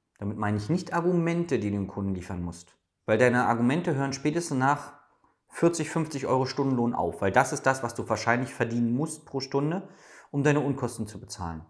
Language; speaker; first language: German; native; German